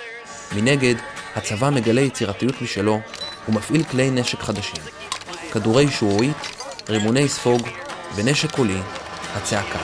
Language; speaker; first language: Hebrew; native; Hebrew